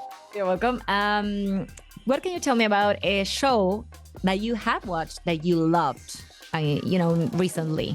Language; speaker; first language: English; non-native, fluent; Spanish